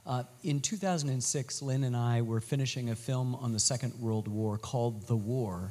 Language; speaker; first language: English; native; English